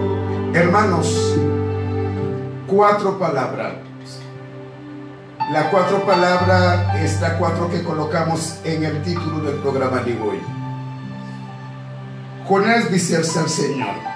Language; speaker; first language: Spanish; native; Spanish